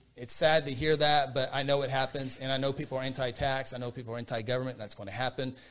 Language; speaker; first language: English; native; English